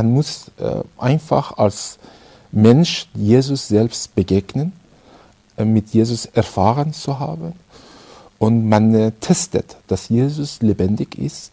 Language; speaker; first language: German; non-native, fluent; Persian